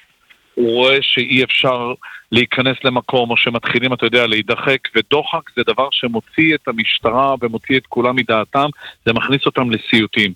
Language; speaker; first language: Hebrew; native; Hebrew